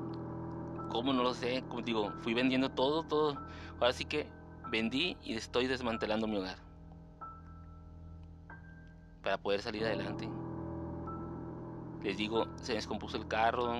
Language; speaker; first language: Spanish; native; Spanish